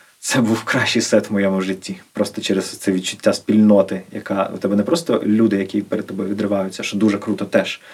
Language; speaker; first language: Ukrainian; non-native, local second language; Russian